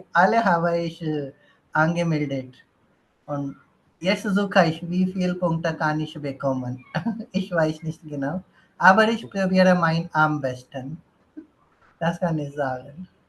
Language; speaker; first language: German; non-native, learner; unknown